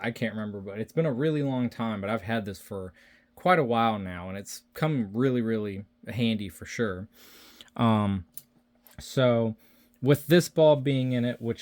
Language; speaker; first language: English; native; English